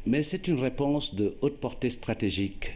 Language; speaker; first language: French; non-native, local second language; Wolof